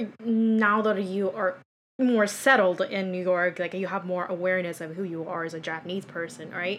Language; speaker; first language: English; non-native, fluent; Japanese